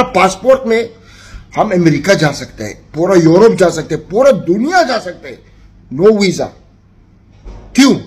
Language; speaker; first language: Hindi; non-native, learner; Arabic